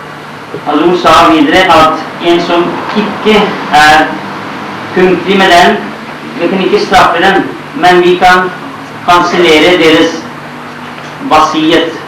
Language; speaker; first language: Norwegian; non-native, fluent; Urdu